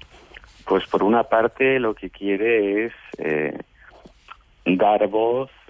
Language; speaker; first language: Spanish; native; Spanish